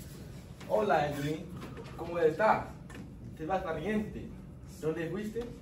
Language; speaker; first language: Spanish; non-native, learner; English